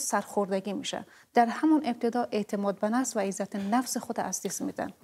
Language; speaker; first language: Persian; native; Persian